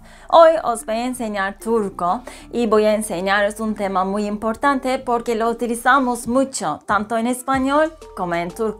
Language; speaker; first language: Spanish; non-native, fluent; Turkish